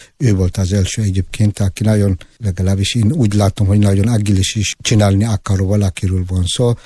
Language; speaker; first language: Hungarian; non-native, fluent; Tigrinya